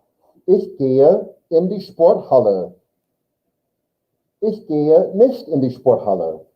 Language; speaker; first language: German; non-native, fluent; English